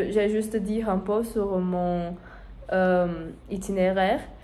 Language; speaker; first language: French; non-native, learner; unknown